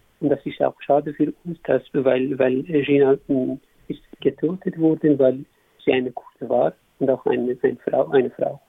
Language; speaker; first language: German; non-native, learner; Kurdish